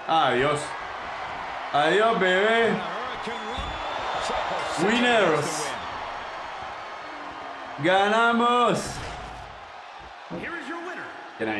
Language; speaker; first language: Spanish; native; Spanish